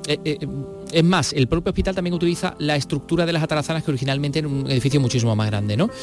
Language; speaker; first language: Spanish; native; Spanish